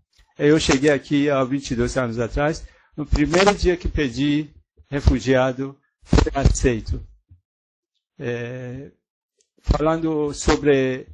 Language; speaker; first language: Portuguese; non-native, fluent; Persian